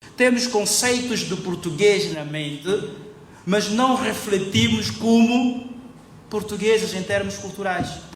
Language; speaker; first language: Portuguese; native; Portuguese